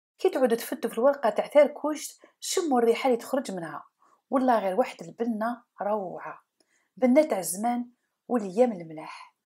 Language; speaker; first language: Arabic; non-native, local second language; Kabyle